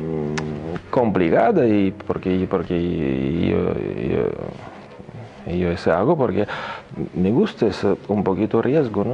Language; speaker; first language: Spanish; non-native, learner; Russian